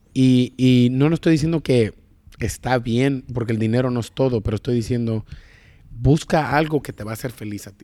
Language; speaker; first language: Spanish; early bilingual, heritage; Spanish